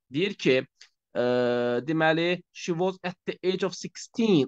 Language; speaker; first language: English; non-native, fluent; Azerbaijani